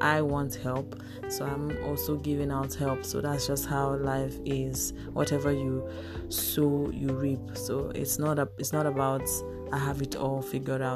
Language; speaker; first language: English; non-native, local second language; Igbo